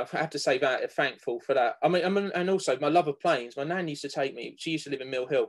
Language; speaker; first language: English; native; English